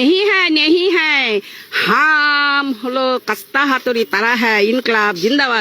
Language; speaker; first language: Hindi; non-native, learner; Bangla